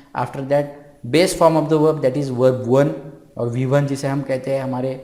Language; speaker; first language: Hindi; non-native, local second language; Marathi